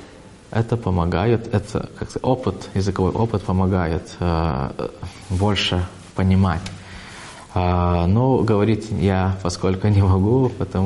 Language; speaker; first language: Russian; non-native, fluent; Lithuanian